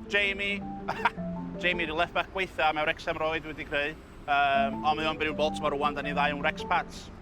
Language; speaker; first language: Welsh; native; Welsh